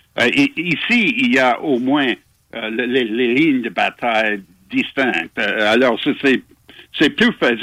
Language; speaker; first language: French; non-native, local second language; English